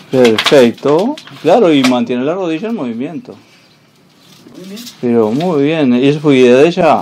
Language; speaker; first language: Spanish; native; Spanish